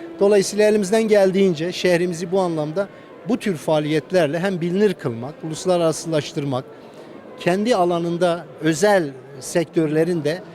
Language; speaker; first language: Turkish; native; Turkish